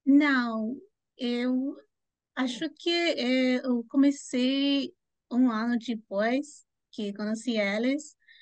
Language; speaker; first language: Portuguese; non-native, fluent; Spanish